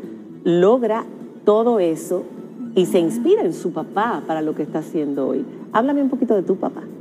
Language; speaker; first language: Spanish; native; Spanish